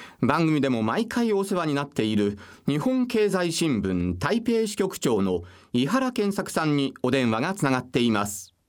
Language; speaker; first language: Japanese; native; Japanese